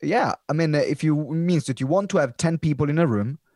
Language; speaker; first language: English; non-native, fluent; Italian